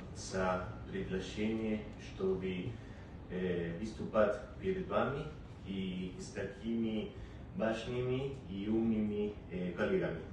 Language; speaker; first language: Russian; non-native, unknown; Spanish